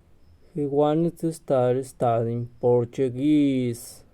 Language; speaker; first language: English; non-native, learner; Spanish